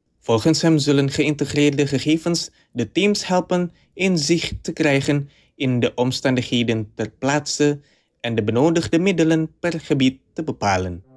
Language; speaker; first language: Dutch; non-native, fluent; Indonesian